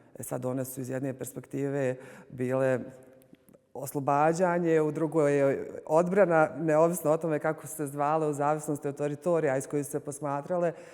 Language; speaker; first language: Bosnian; native; Bosnian